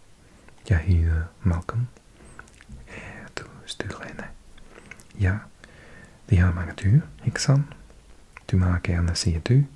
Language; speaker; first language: Danish; non-native, learner; English